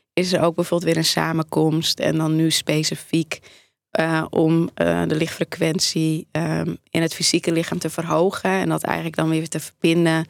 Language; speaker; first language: Dutch; native; Dutch